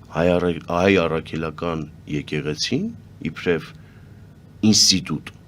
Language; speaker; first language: Armenian; native; Armenian